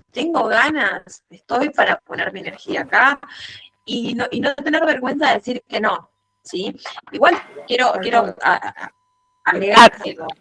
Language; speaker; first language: Spanish; native; Spanish